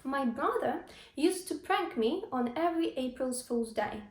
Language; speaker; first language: English; non-native, fluent; Ukrainian